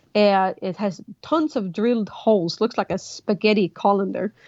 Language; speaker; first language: English; non-native, fluent; Swedish